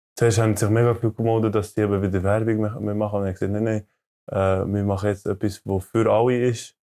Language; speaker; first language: German; early bilingual, other home language; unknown